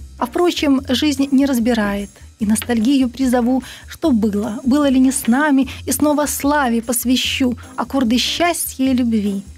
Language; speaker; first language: Russian; native; Russian